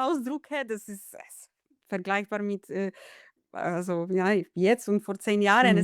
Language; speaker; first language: German; non-native, fluent; Polish